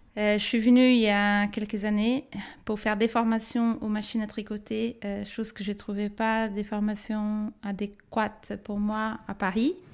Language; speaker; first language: French; non-native, fluent; Portuguese